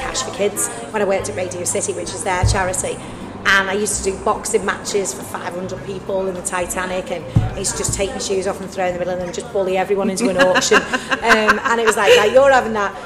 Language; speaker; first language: English; native; English